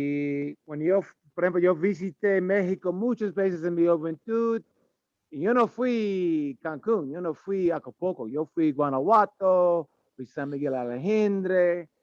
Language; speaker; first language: Spanish; non-native, learner; English